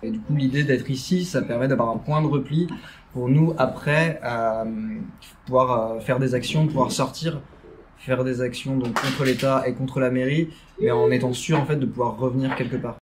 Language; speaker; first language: French; native; French